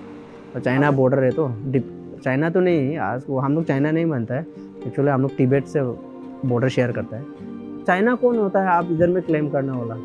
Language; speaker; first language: Hindi; non-native, local second language; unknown